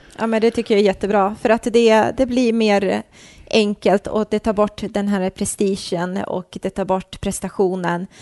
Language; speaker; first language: Swedish; early bilingual, other home language; Croatian